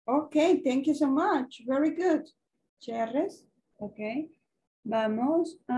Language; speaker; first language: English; non-native, learner; Spanish